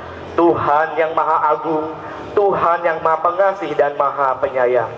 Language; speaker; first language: Indonesian; native; Indonesian